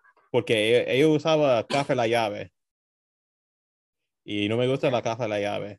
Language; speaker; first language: Spanish; early bilingual, other home language; English